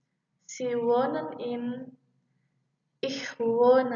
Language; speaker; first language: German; non-native, learner; Indonesian